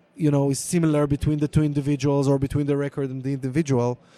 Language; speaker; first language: English; non-native, fluent; Hebrew